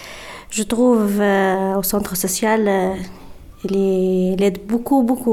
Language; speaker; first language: French; non-native, learner; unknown